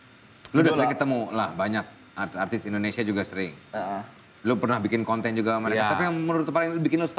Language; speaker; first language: Indonesian; native; Indonesian